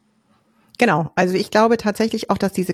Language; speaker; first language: German; native; German